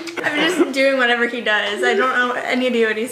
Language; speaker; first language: English; native; English